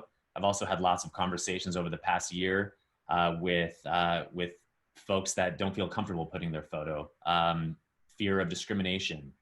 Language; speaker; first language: English; native; English